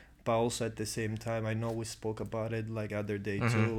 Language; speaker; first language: English; non-native, fluent; Russian